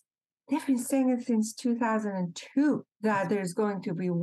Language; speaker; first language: English; non-native, fluent; Persian